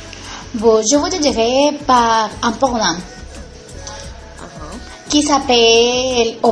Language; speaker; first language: French; non-native, learner; Spanish